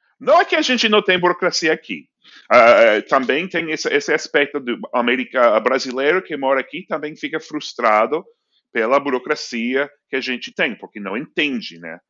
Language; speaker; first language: Portuguese; non-native, fluent; English